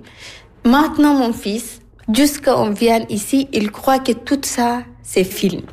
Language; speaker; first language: French; non-native, learner; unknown